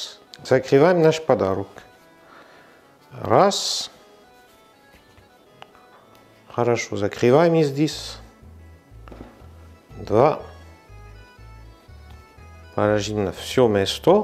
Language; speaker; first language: Russian; non-native, learner; French